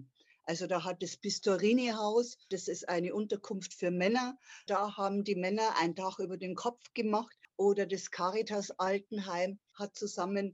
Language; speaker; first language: German; native; German